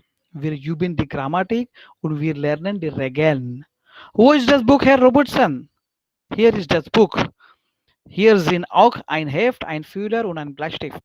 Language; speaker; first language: German; non-native, fluent; Hindi